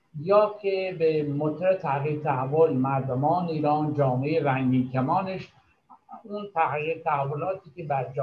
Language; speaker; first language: Persian; native; Persian